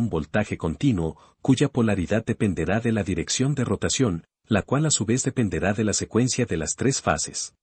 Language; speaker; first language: Spanish; native; Spanish